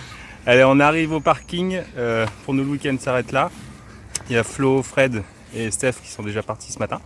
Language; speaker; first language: French; native; French